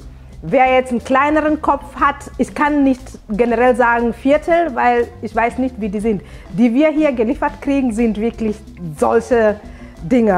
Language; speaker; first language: German; non-native, fluent; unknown